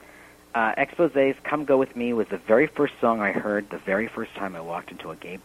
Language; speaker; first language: English; native; English